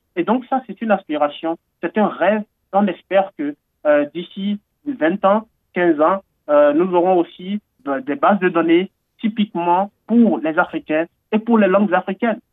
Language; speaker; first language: French; non-native, local second language; Fon